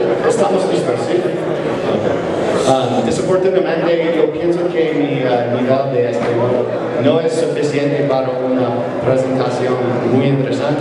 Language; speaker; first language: Spanish; non-native, learner; English